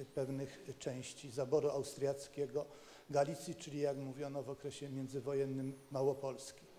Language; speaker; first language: Polish; native; Polish